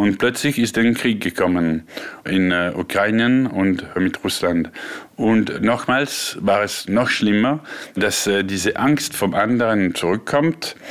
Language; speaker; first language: German; non-native, local second language; French